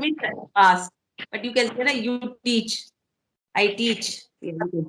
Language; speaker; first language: English; non-native, fluent; Hindi